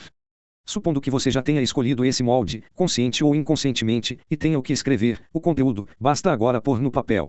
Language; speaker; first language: Portuguese; native; Portuguese